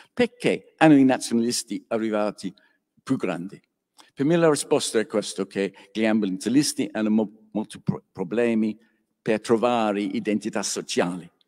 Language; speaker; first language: Italian; non-native, learner; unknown